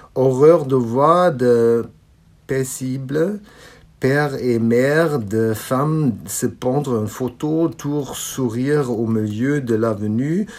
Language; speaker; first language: French; non-native, learner; German